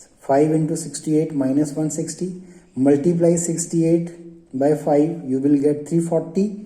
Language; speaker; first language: English; non-native, local second language; Hindi